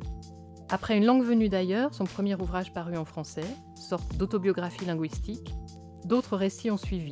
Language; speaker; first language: French; native; French